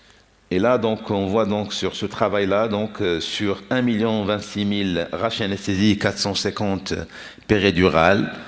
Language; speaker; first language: French; non-native, local second language; Arabic